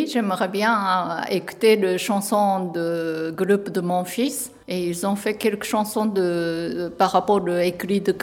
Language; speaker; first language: French; non-native, learner; Japanese